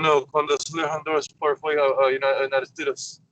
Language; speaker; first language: Spanish; non-native, learner; English